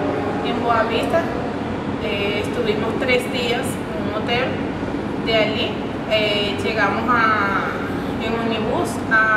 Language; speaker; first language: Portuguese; non-native, learner; Spanish